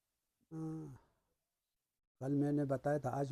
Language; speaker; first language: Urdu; non-native, local second language; Balti